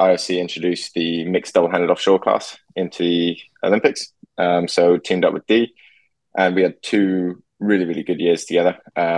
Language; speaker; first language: English; native; English